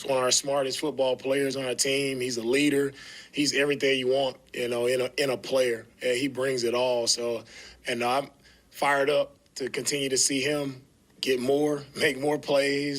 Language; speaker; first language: English; native; English